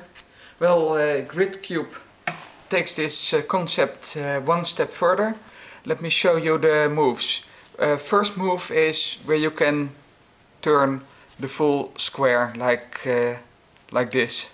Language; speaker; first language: English; non-native, fluent; Dutch